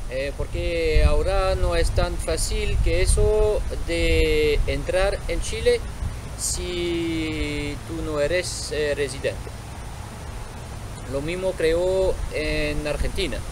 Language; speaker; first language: Spanish; non-native, fluent; French